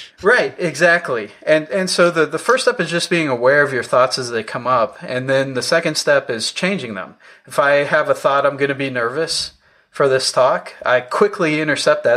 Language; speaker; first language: English; native; English